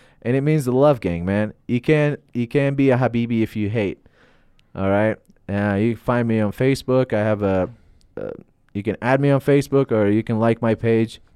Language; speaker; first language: English; non-native, fluent; Arabic